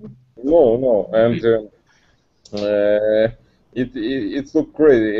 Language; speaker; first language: English; non-native, learner; Russian